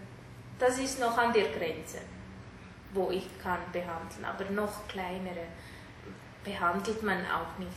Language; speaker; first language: German; non-native, fluent; Tamil